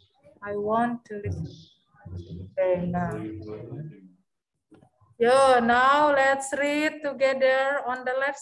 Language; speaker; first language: English; non-native, learner; Indonesian